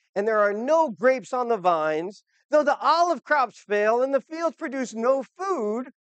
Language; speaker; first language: English; native; English